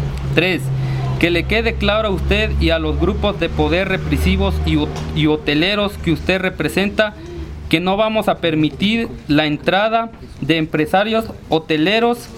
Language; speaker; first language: Spanish; native; Spanish